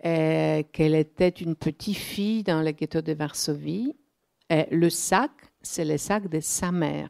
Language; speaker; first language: French; non-native, fluent; Polish